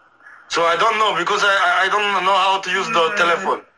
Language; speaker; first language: English; non-native, learner; Serbian